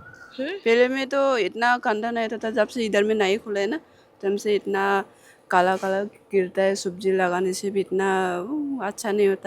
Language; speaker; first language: Hindi; non-native, local second language; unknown